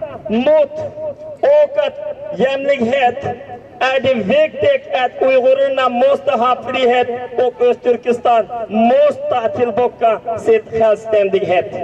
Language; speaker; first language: Swedish; non-native, learner; Uyghur